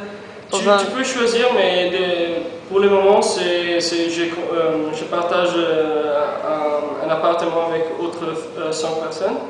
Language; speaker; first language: French; non-native, fluent; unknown